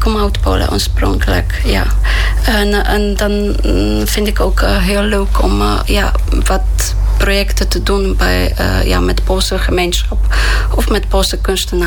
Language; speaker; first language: Dutch; non-native, fluent; Polish